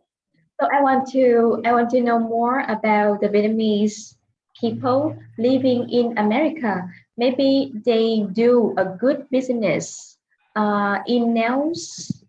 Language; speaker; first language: English; non-native, fluent; Vietnamese